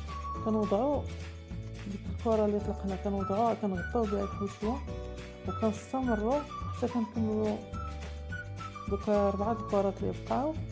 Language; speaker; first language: Arabic; native; Arabic